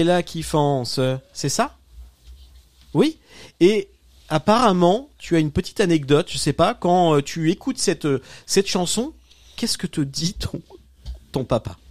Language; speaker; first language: French; native; French